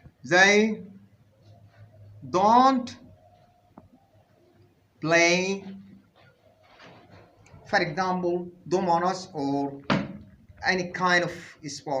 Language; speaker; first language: English; non-native, fluent; Arabic